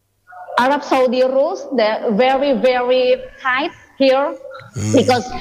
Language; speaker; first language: English; non-native, learner; Indonesian